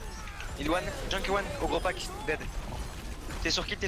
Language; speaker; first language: French; native; French